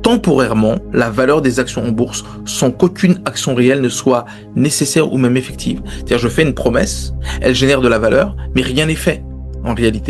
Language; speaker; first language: French; native; French